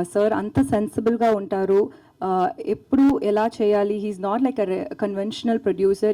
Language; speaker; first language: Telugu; non-native, learner; Tamil